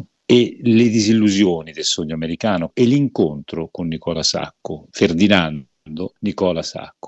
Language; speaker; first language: Italian; native; Italian